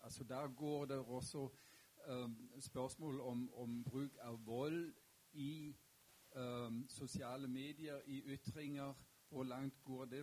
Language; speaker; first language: Norwegian; non-native, fluent; German